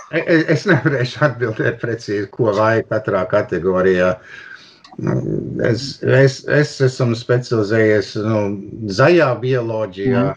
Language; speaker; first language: Latvian; early bilingual, heritage; Latvian